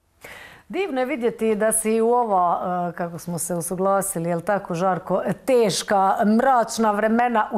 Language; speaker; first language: Croatian; native; Croatian